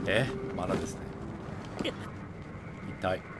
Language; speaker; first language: Japanese; non-native, fluent; English